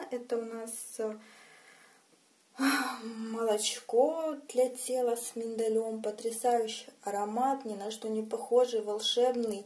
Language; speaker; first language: Russian; native; Russian